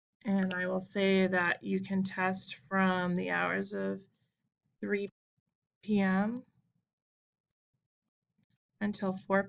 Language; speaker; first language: English; native; English